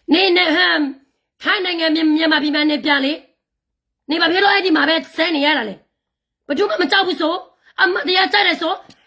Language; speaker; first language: Burmese; non-native, local second language; Karen languages